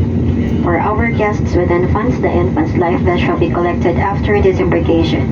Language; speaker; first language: English; non-native, local second language; Filipino